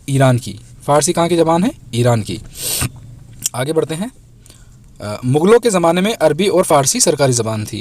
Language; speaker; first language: Urdu; native; Urdu